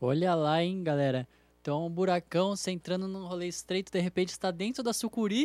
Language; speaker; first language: Portuguese; native; Portuguese